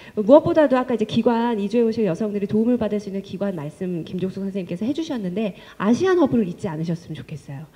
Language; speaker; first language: Korean; native; Korean